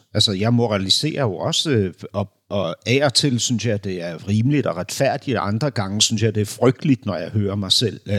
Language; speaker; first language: Danish; native; Danish